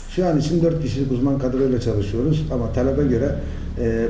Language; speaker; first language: Turkish; native; Turkish